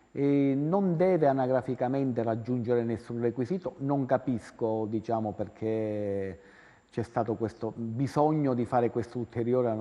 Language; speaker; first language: Italian; native; Italian